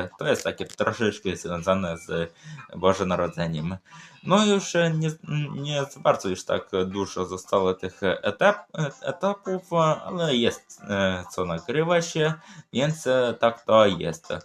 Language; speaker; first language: Polish; early bilingual, other home language; Ukrainian